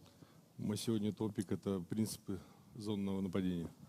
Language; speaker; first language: Russian; native; Russian